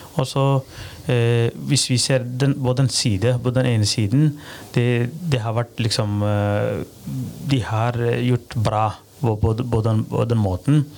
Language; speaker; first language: Norwegian; non-native, fluent; Somali